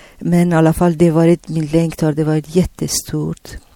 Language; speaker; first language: Swedish; non-native, learner; Persian